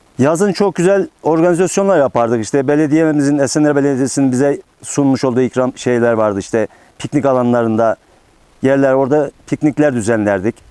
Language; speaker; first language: Turkish; native; Turkish